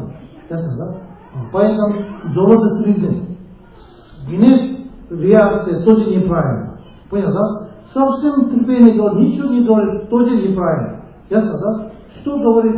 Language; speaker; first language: Russian; non-native, learner; Tibetan